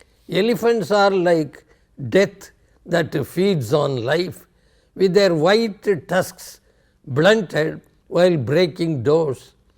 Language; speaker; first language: English; non-native, local second language; Tamil